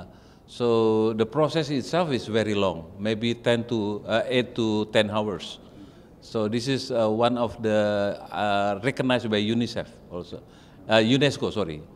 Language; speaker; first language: English; non-native, fluent; Indonesian